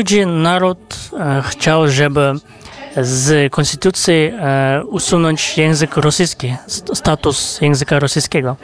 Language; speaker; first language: Polish; non-native, fluent; Kazakh